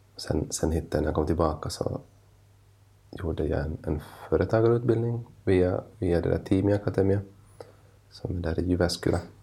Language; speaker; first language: Swedish; non-native, local second language; Finnish